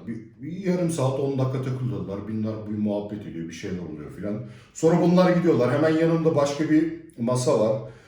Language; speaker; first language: Turkish; native; Turkish